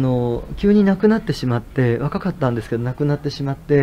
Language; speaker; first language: Japanese; native; Japanese